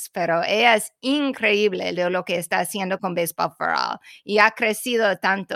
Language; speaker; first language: Spanish; non-native, fluent; English